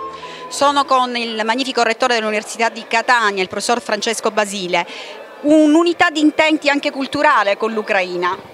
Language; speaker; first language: Italian; native; Italian